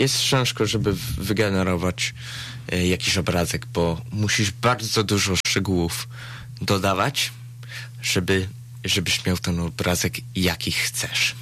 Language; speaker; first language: Polish; early bilingual, heritage; Polish